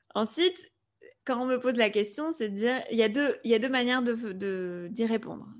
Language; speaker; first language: French; non-native, fluent; Spanish